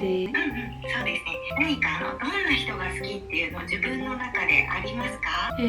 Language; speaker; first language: Japanese; native; Japanese